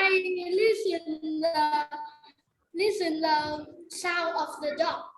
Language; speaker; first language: English; non-native, learner; Vietnamese